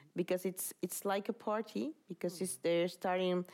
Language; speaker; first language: English; non-native, fluent; Spanish